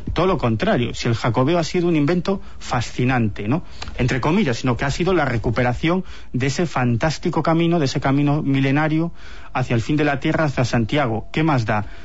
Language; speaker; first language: Spanish; native; Spanish